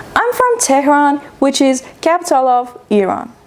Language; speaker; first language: English; non-native, fluent; Persian